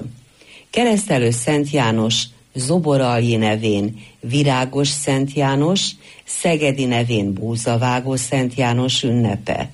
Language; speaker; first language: Hungarian; native; Hungarian